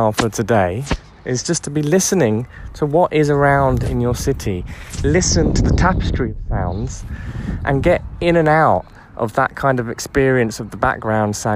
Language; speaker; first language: English; native; English